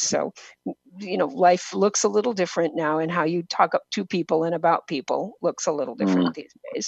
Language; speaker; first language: English; native; English